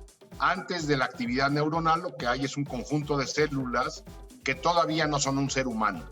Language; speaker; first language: Spanish; native; Spanish